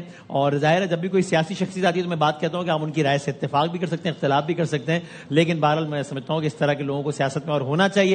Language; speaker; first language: Urdu; native; Urdu